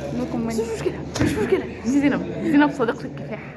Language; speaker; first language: Arabic; native; Arabic